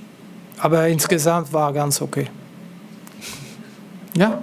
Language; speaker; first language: German; non-native, local second language; French